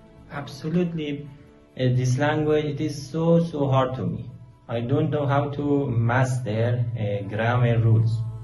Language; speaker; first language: English; non-native, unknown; Persian